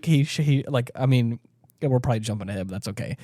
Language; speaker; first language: English; native; English